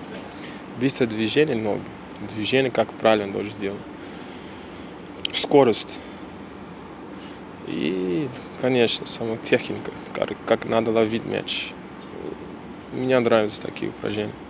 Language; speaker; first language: Russian; non-native, learner; Portuguese